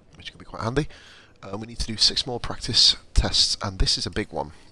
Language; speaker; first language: English; native; English